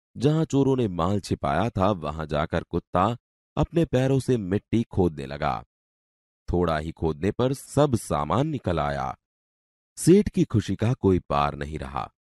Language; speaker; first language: Hindi; non-native, local second language; Gujarati